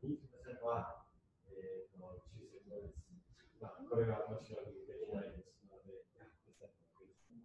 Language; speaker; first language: Japanese; non-native, fluent; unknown